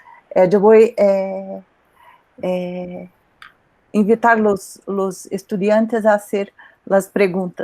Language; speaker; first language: Spanish; non-native, learner; Portuguese